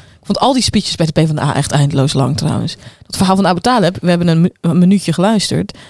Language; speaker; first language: Dutch; native; Dutch